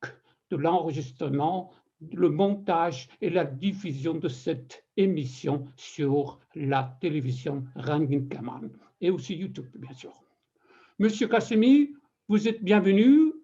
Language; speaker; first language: French; non-native, fluent; Persian